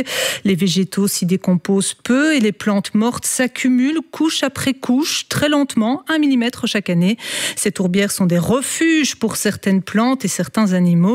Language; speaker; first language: French; native; French